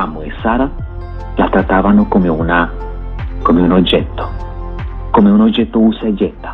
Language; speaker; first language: Italian; non-native, fluent; Spanish